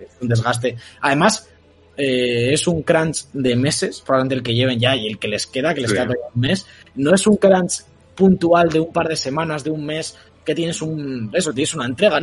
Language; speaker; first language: Spanish; native; Spanish